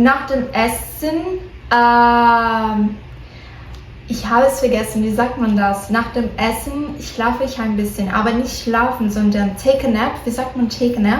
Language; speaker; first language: German; non-native, learner; Portuguese